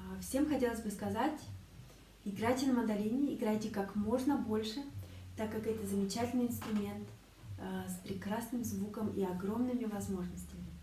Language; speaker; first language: Russian; native; Russian